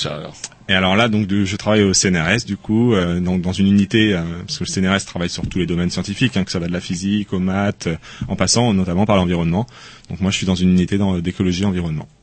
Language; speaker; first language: French; native; French